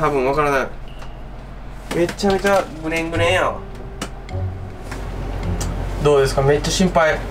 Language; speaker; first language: Japanese; native; Japanese